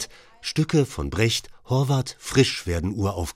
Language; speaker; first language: German; native; German